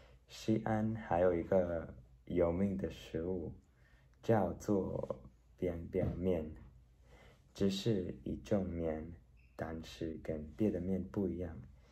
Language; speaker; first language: Chinese; non-native, learner; Spanish